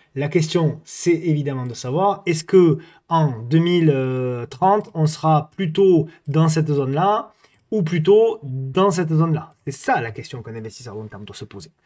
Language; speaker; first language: French; native; French